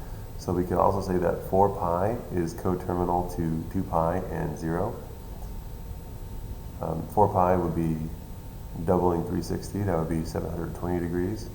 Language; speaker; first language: English; native; English